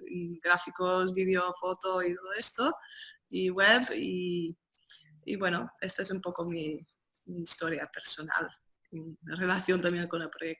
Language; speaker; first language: Spanish; non-native, fluent; Dutch